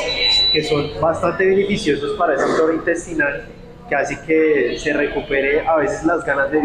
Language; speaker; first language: Spanish; native; Spanish